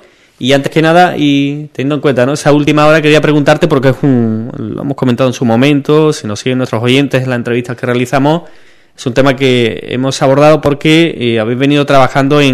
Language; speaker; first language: Spanish; native; Spanish